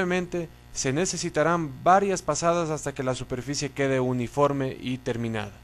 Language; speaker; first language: Spanish; native; Spanish